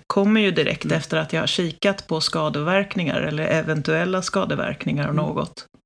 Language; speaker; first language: Swedish; native; Swedish